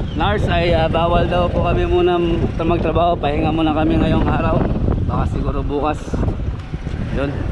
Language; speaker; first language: Filipino; non-native, local second language; Cebuano